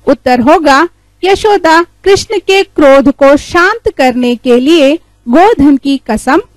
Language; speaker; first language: Hindi; non-native, local second language; Kannada